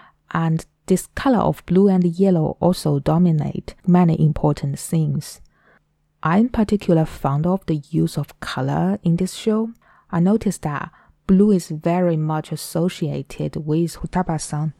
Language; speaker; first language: English; non-native, fluent; Chinese